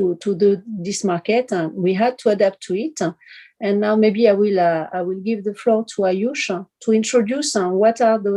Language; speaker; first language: English; non-native, fluent; French